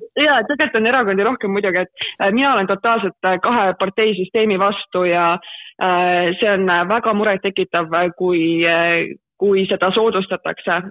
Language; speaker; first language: Estonian; native; Estonian